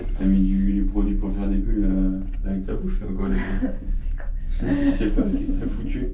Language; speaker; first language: French; native; French